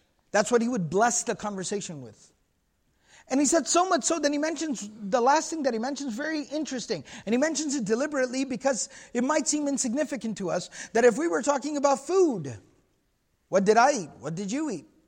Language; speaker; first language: English; native; English